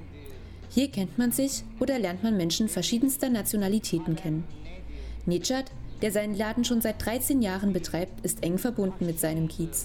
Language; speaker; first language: German; native; German